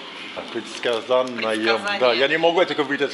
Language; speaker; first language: Russian; non-native, learner; English